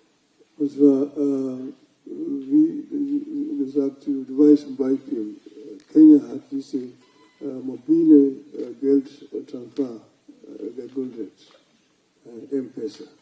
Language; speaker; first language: German; non-native, learner; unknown